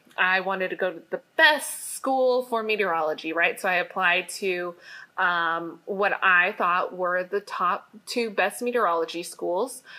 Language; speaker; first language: English; native; English